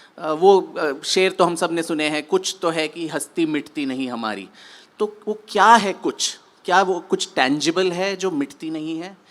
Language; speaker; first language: Hindi; non-native, local second language; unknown